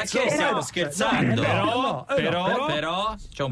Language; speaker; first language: Italian; native; Italian